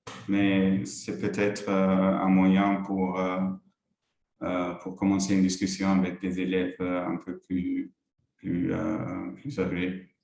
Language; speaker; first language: French; non-native, local second language; Luxembourgish